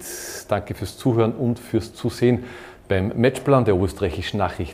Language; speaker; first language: German; native; German